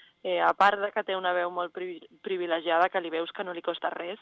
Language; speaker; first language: Catalan; non-native, fluent; Spanish